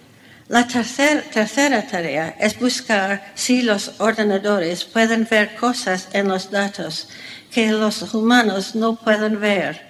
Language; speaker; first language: Spanish; non-native, fluent; English